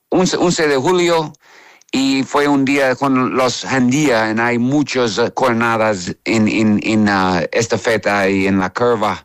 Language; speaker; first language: Spanish; non-native, learner; English